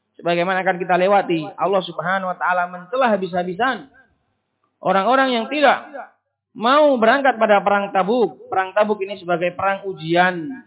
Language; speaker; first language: Indonesian; native; Indonesian